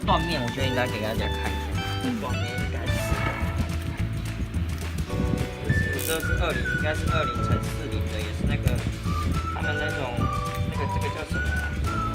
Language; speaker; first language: Chinese; native; Chinese